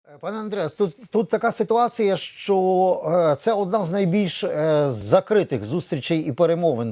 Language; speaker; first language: Ukrainian; native; Ukrainian